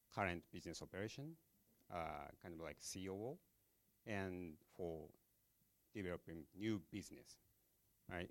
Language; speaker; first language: English; non-native, fluent; Japanese